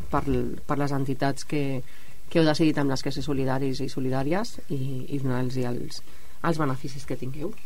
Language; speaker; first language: Catalan; native; Catalan